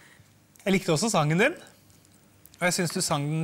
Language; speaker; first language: Norwegian; native; Norwegian